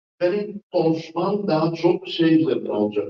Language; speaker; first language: Turkish; non-native, fluent; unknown